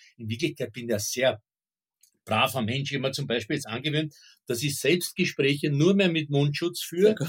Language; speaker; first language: German; native; German